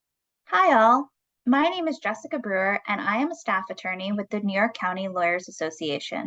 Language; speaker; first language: English; native; English